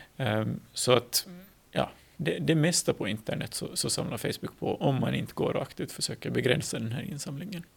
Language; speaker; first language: Swedish; native; Swedish